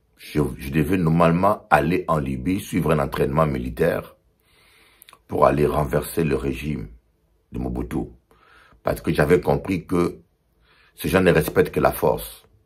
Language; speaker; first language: French; non-native, local second language; Lingala